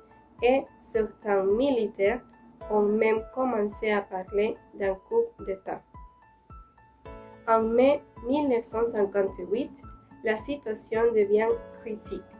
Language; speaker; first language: French; non-native, learner; Spanish